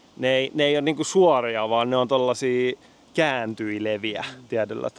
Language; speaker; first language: Finnish; native; Finnish